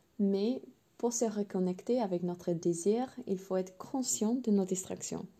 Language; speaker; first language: French; non-native, learner; English